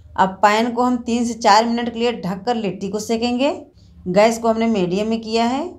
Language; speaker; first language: Hindi; native; Hindi